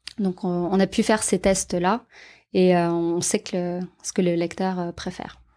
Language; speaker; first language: French; native; French